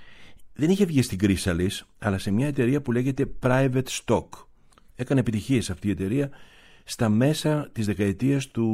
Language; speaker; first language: Greek; native; Greek